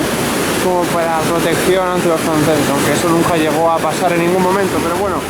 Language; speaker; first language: Spanish; native; Spanish